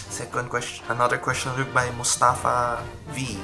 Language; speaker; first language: English; non-native, local second language; Filipino